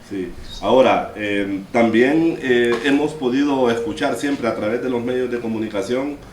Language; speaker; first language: Spanish; native; Spanish